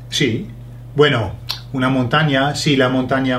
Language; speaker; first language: Spanish; non-native, fluent; English